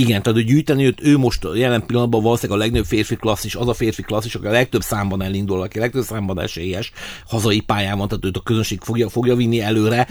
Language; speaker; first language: Hungarian; native; Hungarian